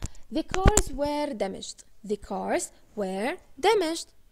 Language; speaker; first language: English; non-native, fluent; Arabic